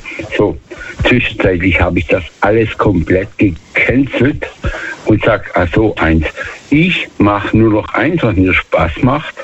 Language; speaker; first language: German; native; German